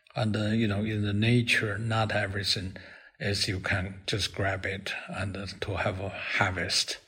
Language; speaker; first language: English; non-native, fluent; Chinese